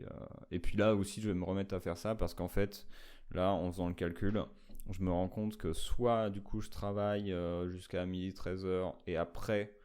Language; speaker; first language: French; native; French